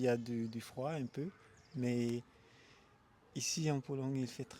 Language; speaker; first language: French; non-native, local second language; Malagasy